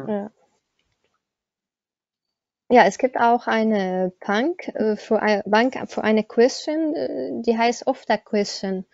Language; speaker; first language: German; non-native, learner; Arabic